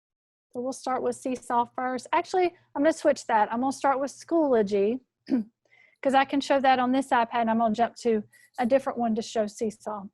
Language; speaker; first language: English; native; English